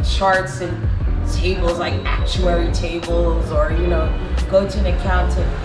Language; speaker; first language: English; native; English